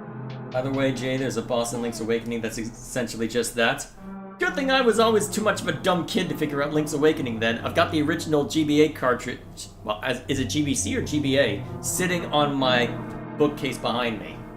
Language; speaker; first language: English; native; English